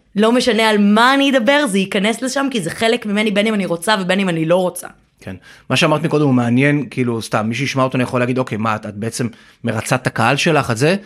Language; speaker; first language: Hebrew; native; Hebrew